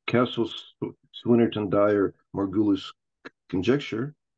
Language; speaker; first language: English; non-native, fluent; Russian